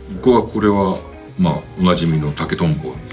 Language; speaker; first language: Japanese; native; Japanese